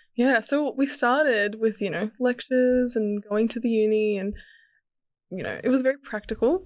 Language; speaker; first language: English; early bilingual, other home language; Serbian